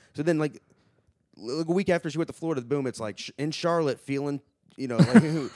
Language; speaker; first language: English; native; English